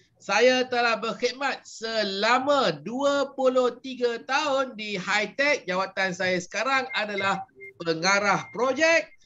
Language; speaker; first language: Malay; native; Malay